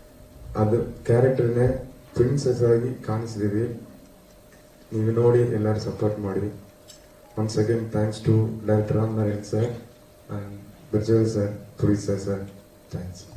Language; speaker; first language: Kannada; non-native, learner; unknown